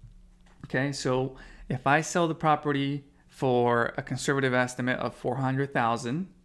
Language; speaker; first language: English; native; English